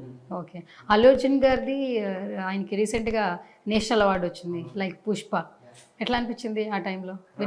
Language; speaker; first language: Telugu; native; Telugu